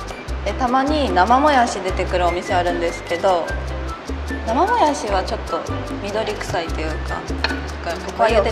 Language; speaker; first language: Japanese; native; Japanese